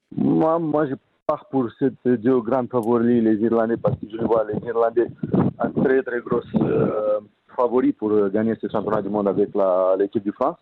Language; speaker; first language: French; non-native, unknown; Romanian